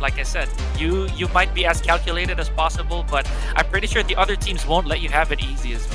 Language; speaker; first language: English; non-native, local second language; Filipino